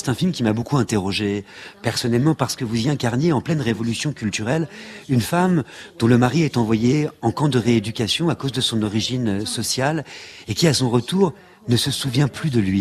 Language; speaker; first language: French; native; French